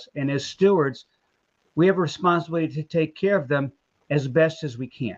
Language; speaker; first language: English; native; English